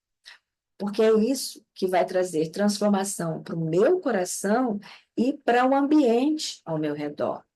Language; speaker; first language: Portuguese; native; Portuguese